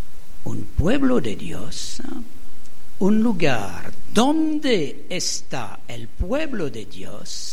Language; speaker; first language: Spanish; non-native, fluent; French